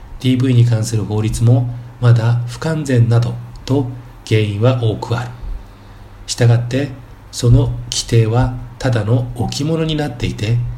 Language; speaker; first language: Japanese; native; Japanese